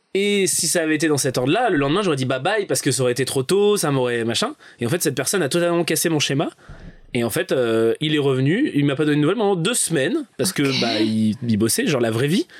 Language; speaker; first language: French; native; French